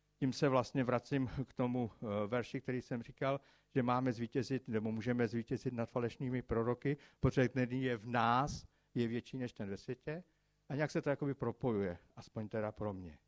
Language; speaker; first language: Czech; native; Czech